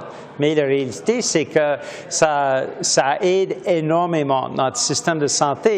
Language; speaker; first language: French; native; French